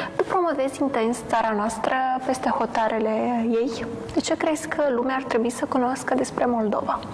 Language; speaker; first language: Romanian; native; Romanian